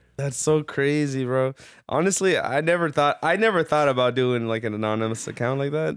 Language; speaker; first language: English; early bilingual, other home language; Spanish